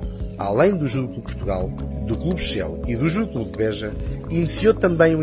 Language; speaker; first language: Portuguese; native; Portuguese